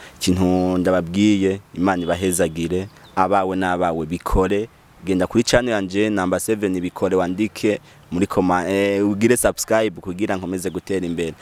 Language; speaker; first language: Rundi; native; Rundi